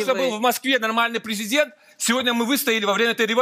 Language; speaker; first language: Russian; native; Russian